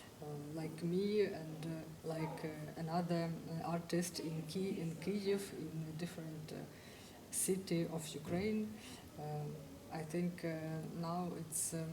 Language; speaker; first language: English; non-native, fluent; Ukrainian